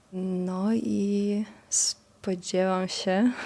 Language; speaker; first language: Polish; non-native, fluent; Russian